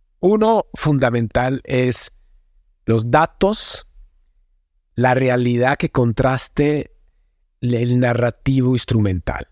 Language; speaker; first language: Spanish; non-native, fluent; Italian